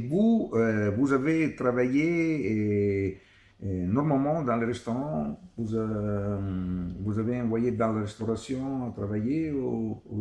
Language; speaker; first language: French; non-native, learner; Italian